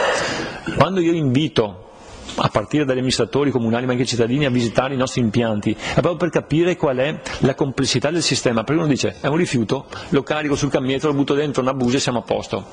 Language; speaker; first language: Italian; native; Italian